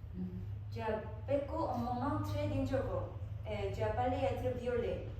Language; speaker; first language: French; non-native, learner; Korean